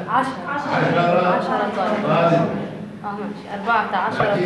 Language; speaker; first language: Arabic; non-native, learner; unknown